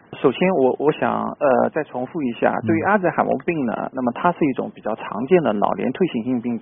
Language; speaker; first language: Chinese; native; Chinese